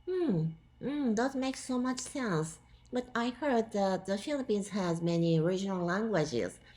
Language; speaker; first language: English; non-native, fluent; Japanese